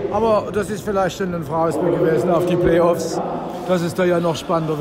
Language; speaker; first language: German; native; German